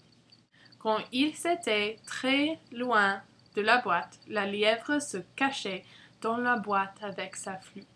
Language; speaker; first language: French; non-native, learner; English